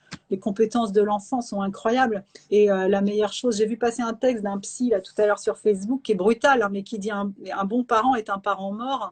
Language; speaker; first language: French; native; French